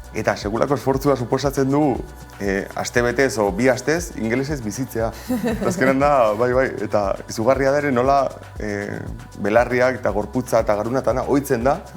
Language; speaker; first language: Basque; non-native, local second language; Spanish